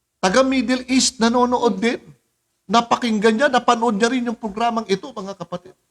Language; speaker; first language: Filipino; native; Filipino